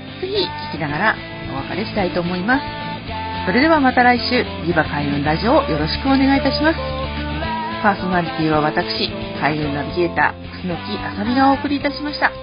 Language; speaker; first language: Japanese; native; Japanese